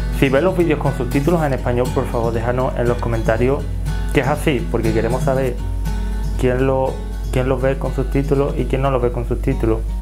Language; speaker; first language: Spanish; native; Spanish